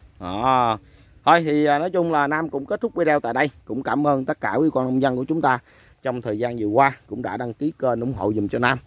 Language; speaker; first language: Vietnamese; native; Vietnamese